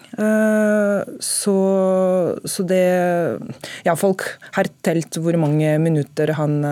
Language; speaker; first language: Norwegian; non-native, fluent; Russian